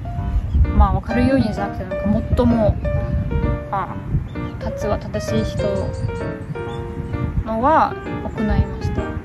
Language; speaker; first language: Japanese; non-native, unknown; Russian